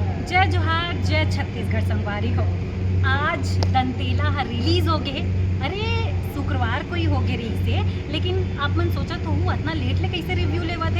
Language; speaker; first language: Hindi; non-native, local second language; Chhattisgarhi